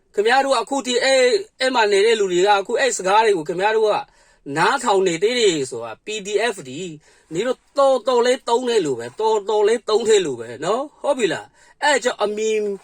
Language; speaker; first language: Burmese; non-native, local second language; Kachin